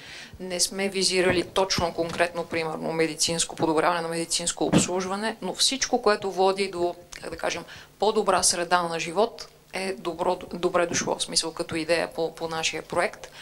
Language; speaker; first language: Bulgarian; native; Bulgarian